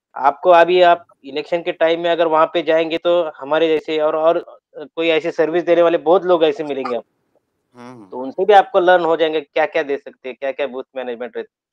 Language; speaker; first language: Hindi; native; Hindi